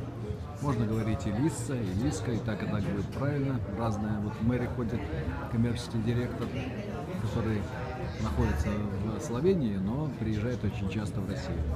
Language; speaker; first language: Russian; native; Russian